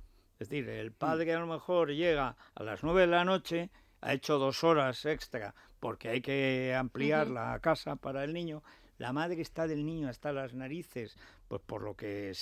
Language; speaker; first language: Spanish; native; Spanish